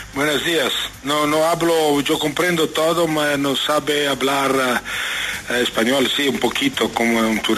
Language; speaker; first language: Spanish; non-native, learner; Italian